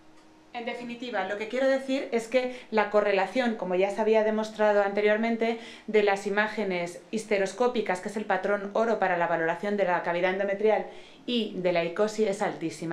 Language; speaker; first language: Spanish; native; Spanish